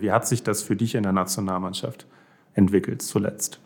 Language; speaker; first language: German; native; German